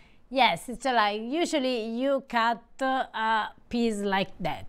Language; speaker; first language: English; non-native, fluent; Italian